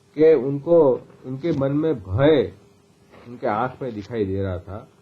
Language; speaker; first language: Hindi; non-native, local second language; Gujarati